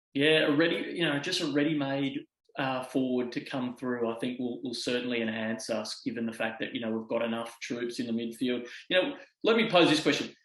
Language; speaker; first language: English; native; English